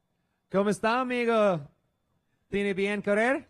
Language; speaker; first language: Spanish; non-native, learner; English